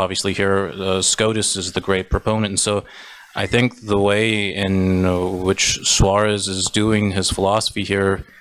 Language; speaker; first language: English; native; English